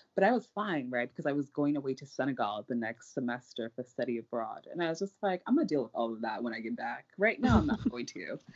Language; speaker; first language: English; non-native, local second language; Yoruba